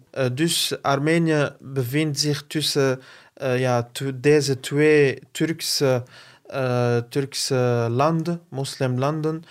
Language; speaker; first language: Dutch; non-native, fluent; Arabic